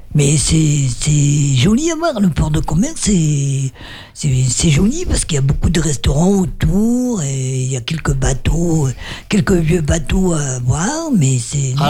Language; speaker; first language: French; native; French